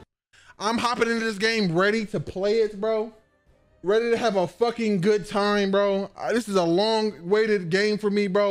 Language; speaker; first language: English; native; English